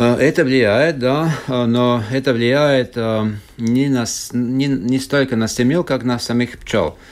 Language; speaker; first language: Russian; non-native, local second language; Latvian